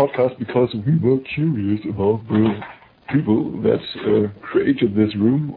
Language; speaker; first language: English; non-native, fluent; German